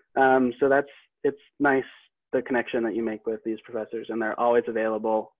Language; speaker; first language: English; native; English